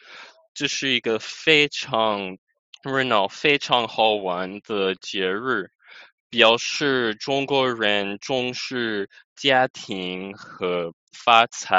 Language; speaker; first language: Chinese; non-native, fluent; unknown